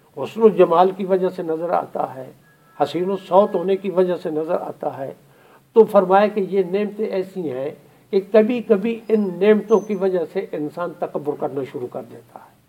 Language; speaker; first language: Urdu; non-native, local second language; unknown